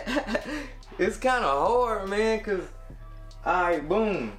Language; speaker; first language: English; native; English